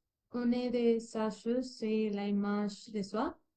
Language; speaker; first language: French; non-native, learner; Spanish